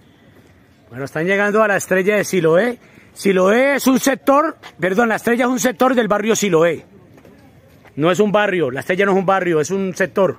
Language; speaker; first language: Spanish; native; Spanish